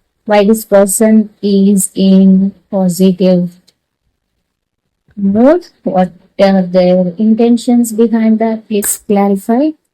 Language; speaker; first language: English; non-native, local second language; Telugu